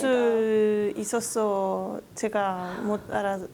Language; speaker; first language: Korean; non-native, learner; Spanish